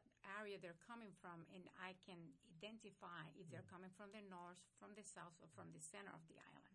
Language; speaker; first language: English; non-native, fluent; Spanish